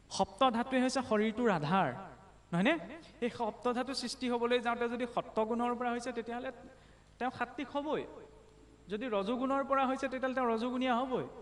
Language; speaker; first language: Assamese; native; Assamese